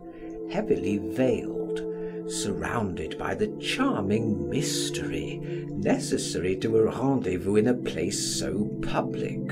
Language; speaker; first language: English; native; English